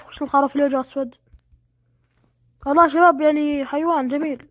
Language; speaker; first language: Arabic; native; Arabic